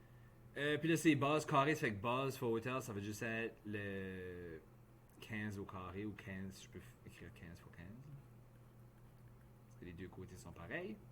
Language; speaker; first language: French; native; French